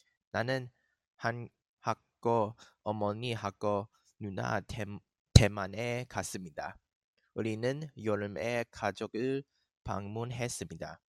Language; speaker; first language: Korean; non-native, learner; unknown